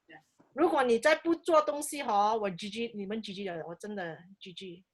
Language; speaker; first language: Chinese; native; Chinese